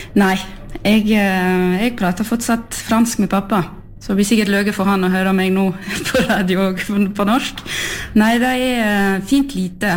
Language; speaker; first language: Norwegian; early bilingual, heritage; French